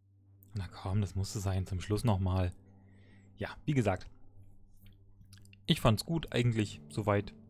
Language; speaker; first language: German; native; German